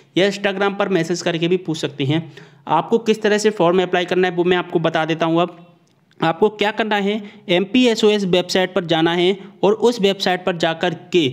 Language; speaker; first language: Hindi; native; Hindi